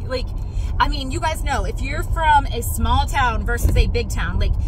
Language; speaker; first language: English; native; English